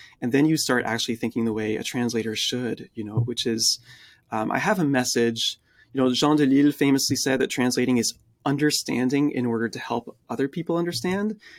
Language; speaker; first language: English; early bilingual, other home language; French